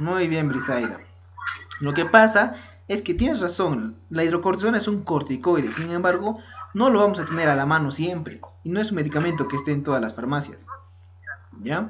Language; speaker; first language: Spanish; native; Spanish